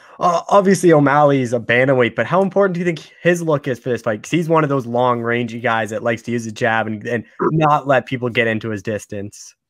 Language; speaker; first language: English; native; English